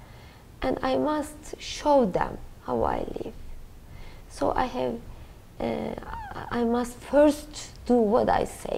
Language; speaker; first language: English; non-native, learner; Turkish